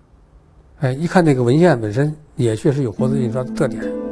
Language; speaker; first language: Chinese; native; Chinese